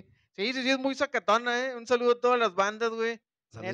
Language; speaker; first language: Spanish; native; Spanish